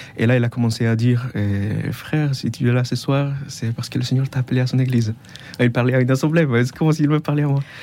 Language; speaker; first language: French; non-native, fluent; Spanish